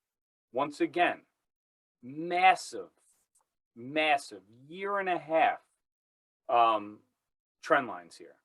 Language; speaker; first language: English; native; English